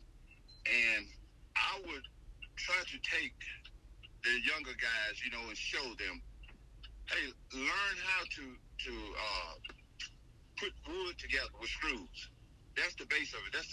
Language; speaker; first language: English; native; English